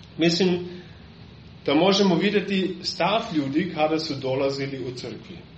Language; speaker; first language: Serbian; non-native, fluent; German